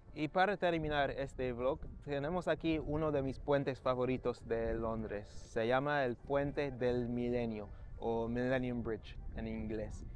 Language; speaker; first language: Spanish; non-native, fluent; English